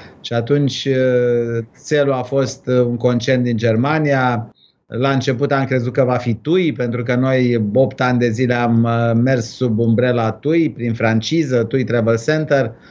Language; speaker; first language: Romanian; native; Romanian